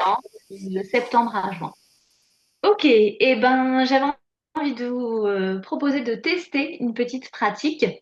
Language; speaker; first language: French; native; French